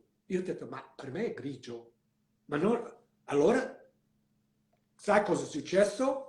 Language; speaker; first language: Italian; non-native, learner; English